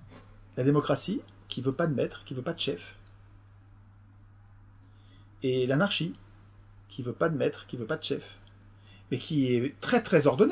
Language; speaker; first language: French; native; French